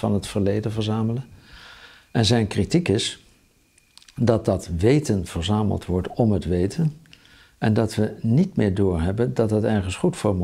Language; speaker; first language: Dutch; native; Dutch